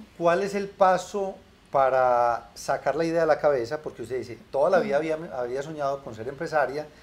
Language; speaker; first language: Spanish; native; Spanish